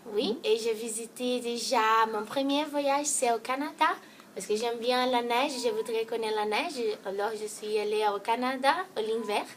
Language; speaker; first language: French; non-native, learner; Portuguese